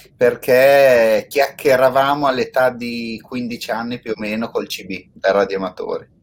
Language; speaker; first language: Italian; native; Italian